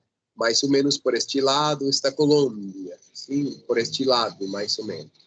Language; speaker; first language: Portuguese; non-native, fluent; Spanish